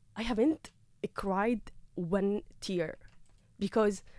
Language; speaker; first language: English; non-native, fluent; Arabic